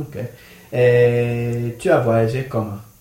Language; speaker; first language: French; non-native, fluent; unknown